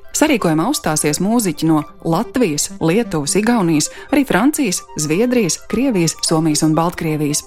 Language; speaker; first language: Latvian; native; Latvian